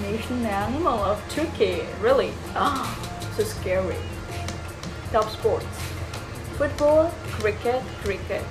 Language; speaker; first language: English; non-native, fluent; Urdu